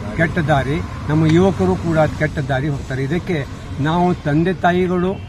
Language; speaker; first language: Kannada; non-native, local second language; Urdu